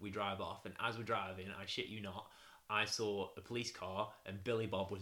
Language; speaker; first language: English; native; English